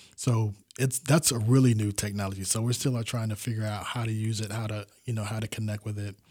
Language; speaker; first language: English; native; English